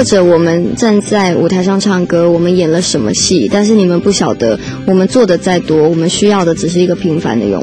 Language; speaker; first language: Chinese; native; Chinese